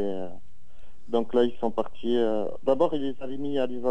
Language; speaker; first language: French; native; French